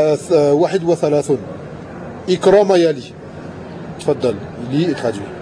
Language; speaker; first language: Arabic; non-native, fluent; French